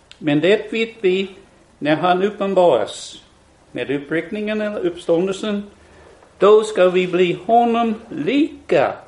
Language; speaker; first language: Swedish; non-native, fluent; English